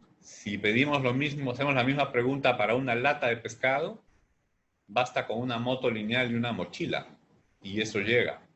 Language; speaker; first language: Spanish; native; Spanish